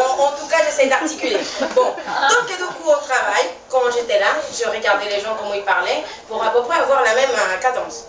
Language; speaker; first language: French; non-native, fluent; Spanish